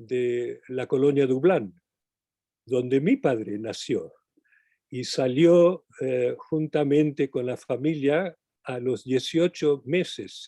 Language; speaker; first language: Spanish; non-native, fluent; English